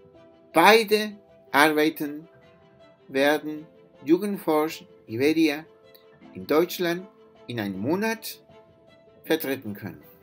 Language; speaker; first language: German; non-native, fluent; Spanish